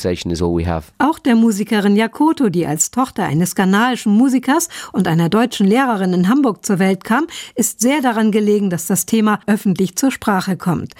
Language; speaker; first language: German; native; German